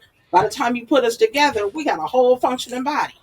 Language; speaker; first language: English; native; English